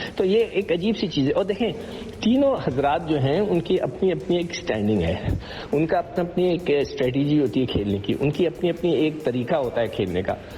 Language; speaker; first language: Urdu; non-native, local second language; Punjabi